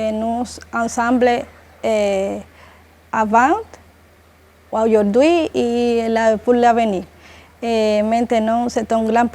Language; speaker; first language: French; non-native, learner; Spanish